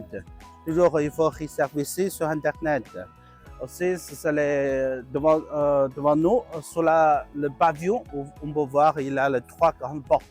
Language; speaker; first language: French; non-native, learner; Chinese